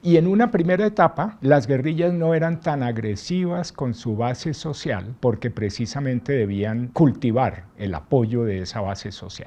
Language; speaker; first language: Spanish; native; Spanish